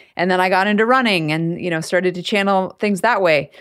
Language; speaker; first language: English; native; English